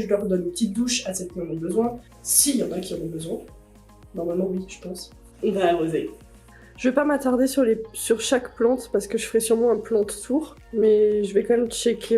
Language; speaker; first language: French; native; French